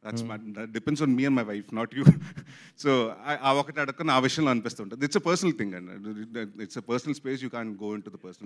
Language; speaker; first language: Telugu; native; Telugu